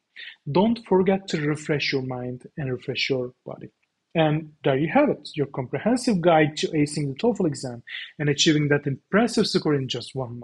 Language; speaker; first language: English; non-native, fluent; Turkish